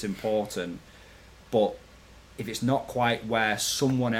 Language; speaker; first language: English; native; English